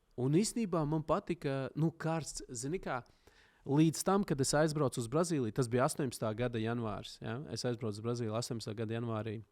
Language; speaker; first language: Latvian; native; Latvian